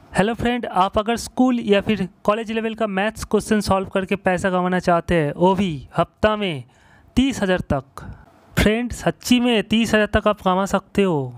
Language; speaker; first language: Hindi; non-native, local second language; Bangla